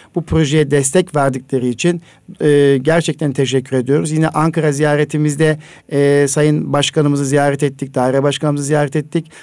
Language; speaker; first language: Turkish; native; Turkish